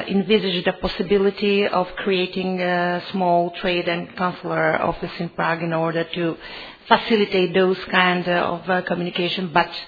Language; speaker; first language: English; non-native, fluent; Macedonian